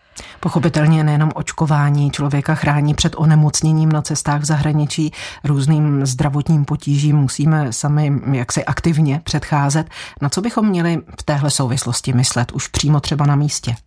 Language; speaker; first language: Czech; native; Czech